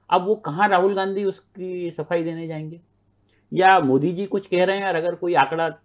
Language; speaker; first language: Hindi; native; Hindi